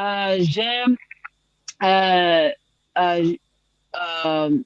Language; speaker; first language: French; non-native, learner; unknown